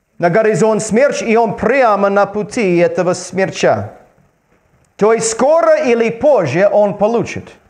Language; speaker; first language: Russian; non-native, learner; English